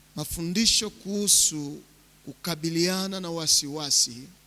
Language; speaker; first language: Swahili; native; Swahili